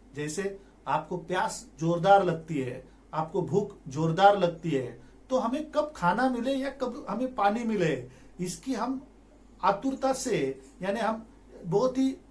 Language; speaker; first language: Hindi; non-native, local second language; Marathi